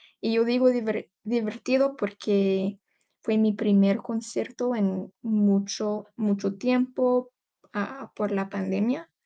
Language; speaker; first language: Spanish; non-native, learner; English